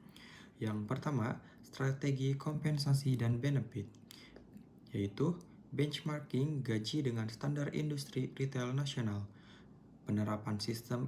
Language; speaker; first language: Indonesian; native; Indonesian